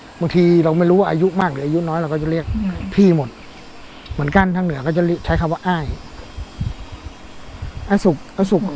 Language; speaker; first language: Thai; native; Thai